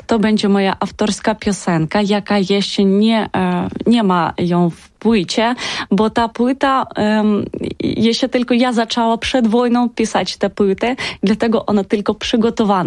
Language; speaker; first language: Polish; non-native, learner; Ukrainian